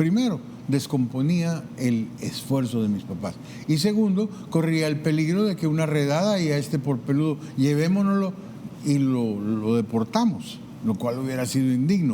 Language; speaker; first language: Spanish; native; Spanish